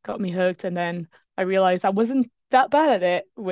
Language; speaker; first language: English; non-native, fluent; French